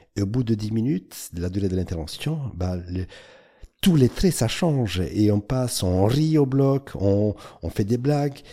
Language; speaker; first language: French; non-native, fluent; Romanian